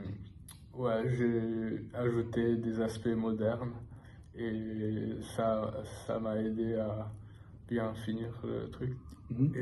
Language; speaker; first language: French; non-native, fluent; English